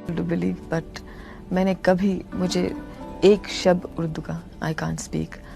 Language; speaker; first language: Hindi; non-native, local second language; Tamil